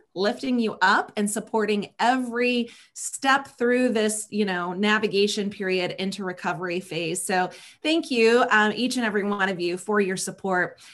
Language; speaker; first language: English; native; English